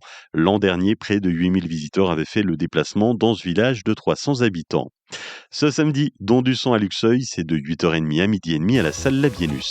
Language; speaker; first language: French; native; French